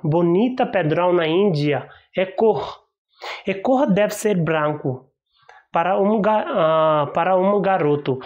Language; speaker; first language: Portuguese; non-native, learner; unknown